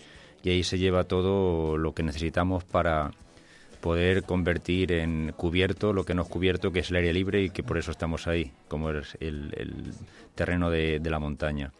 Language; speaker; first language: Spanish; native; Spanish